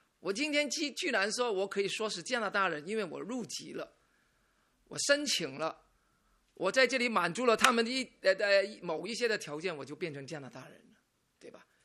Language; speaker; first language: Chinese; non-native, local second language; Cantonese